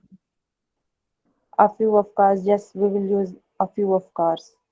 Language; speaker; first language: English; non-native, learner; Urdu